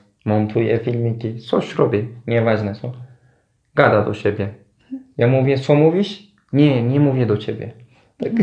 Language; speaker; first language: Polish; non-native, learner; Turkish